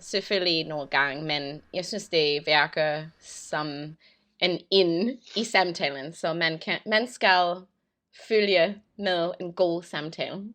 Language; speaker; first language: Danish; non-native, learner; English